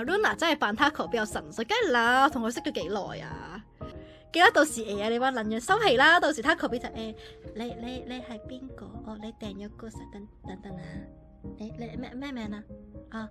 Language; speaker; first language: Cantonese; native; Cantonese